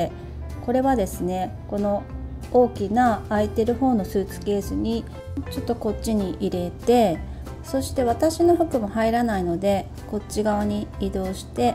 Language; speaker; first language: Japanese; native; Japanese